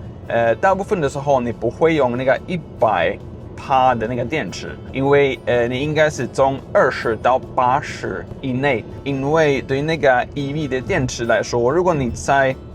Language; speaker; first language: Chinese; non-native, fluent; Swedish